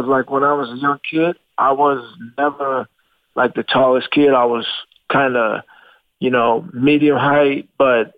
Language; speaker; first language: English; native; English